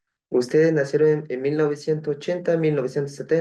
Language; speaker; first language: Spanish; non-native, local second language; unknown